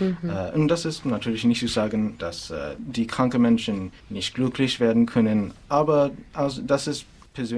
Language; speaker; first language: German; non-native, fluent; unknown